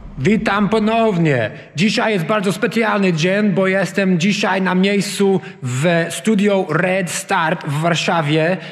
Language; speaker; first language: Polish; non-native, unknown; English